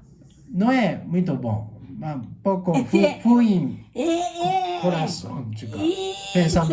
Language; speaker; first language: Portuguese; non-native, learner; Japanese